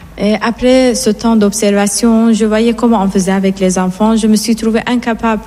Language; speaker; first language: French; non-native, fluent; Persian